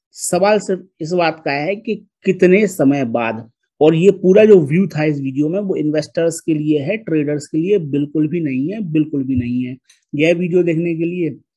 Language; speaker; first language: Hindi; native; Hindi